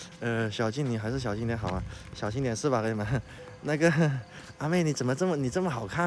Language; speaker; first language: Chinese; native; Chinese